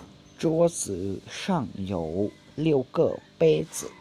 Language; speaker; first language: Chinese; non-native, fluent; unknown